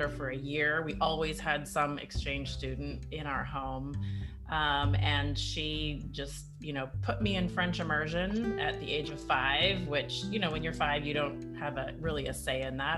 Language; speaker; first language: English; native; English